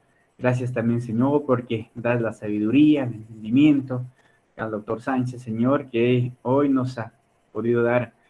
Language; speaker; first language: Spanish; native; Spanish